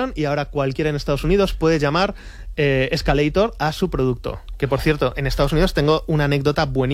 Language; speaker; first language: Spanish; native; Spanish